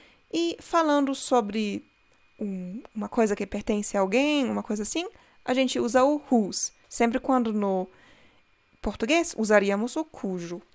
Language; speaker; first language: Portuguese; non-native, fluent; German